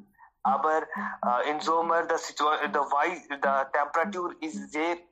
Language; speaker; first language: German; non-native, learner; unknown